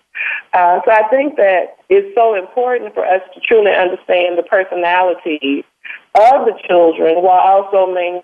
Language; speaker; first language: English; native; English